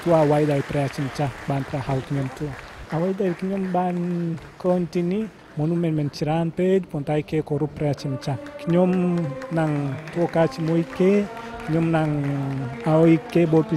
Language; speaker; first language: Khmer; non-native, learner; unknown